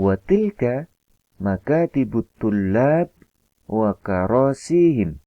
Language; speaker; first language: Arabic; non-native, fluent; Indonesian